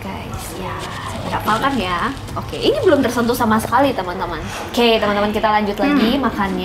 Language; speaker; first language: Indonesian; native; Indonesian